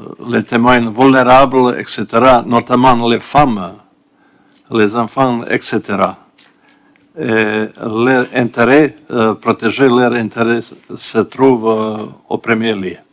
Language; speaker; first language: French; non-native, learner; Bosnian